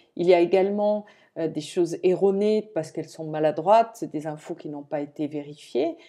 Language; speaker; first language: French; native; French